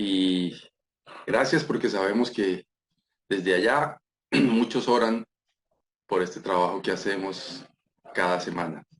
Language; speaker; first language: Spanish; native; Spanish